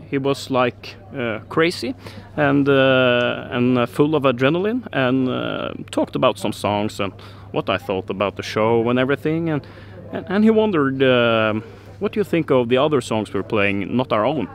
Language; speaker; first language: English; non-native, fluent; Norwegian